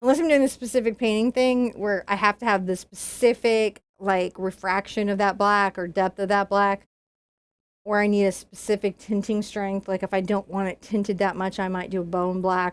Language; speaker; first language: English; native; English